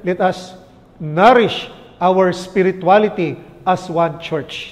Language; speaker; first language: English; non-native, local second language; Filipino